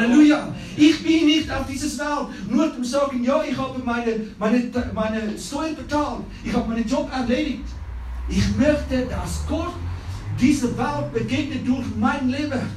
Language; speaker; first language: German; non-native, learner; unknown